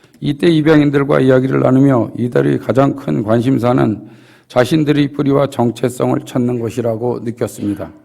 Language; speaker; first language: Korean; native; Korean